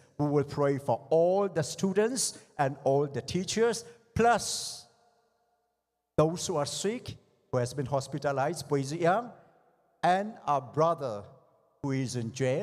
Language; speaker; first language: English; non-native, fluent; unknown